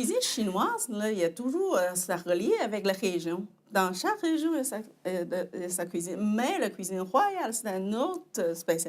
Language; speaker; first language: French; non-native, fluent; Chinese